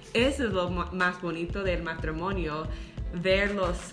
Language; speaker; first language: Spanish; non-native, fluent; English